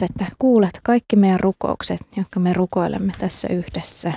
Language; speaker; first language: Finnish; native; Finnish